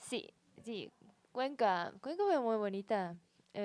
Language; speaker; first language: Spanish; non-native, learner; Japanese